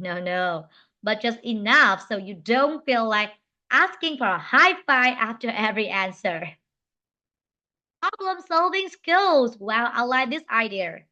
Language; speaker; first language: English; non-native, fluent; Vietnamese